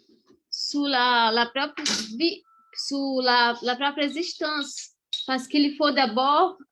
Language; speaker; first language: French; non-native, fluent; Portuguese